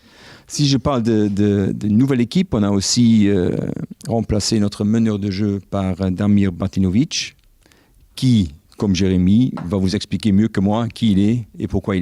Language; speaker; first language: French; non-native, local second language; Luxembourgish